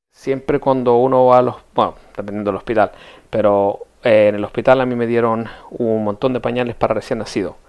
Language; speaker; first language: Spanish; early bilingual, heritage; Spanish